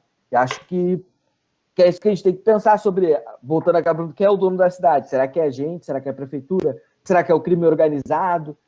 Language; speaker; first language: Portuguese; native; Portuguese